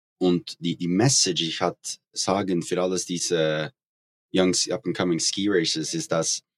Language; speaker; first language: German; non-native, learner; Norwegian